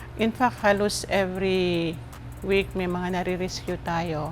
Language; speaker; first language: Filipino; non-native, local second language; Tausug